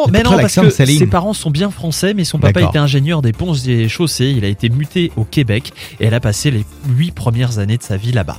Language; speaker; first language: French; native; French